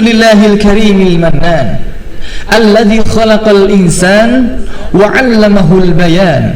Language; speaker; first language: Arabic; non-native, learner; Indonesian